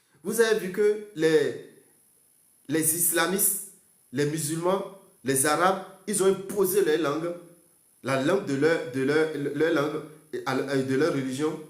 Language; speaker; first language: French; non-native, local second language; Fon